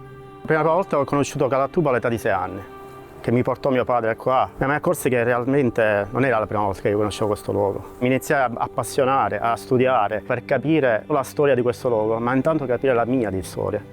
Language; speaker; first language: Italian; native; Italian